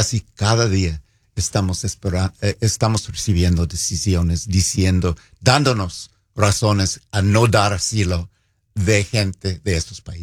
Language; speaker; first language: Spanish; non-native, fluent; English